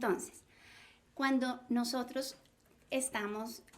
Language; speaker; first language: Spanish; native; Spanish